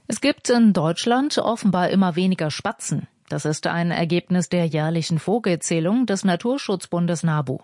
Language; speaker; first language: German; native; German